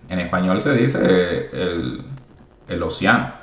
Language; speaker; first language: Spanish; early bilingual, heritage; Spanish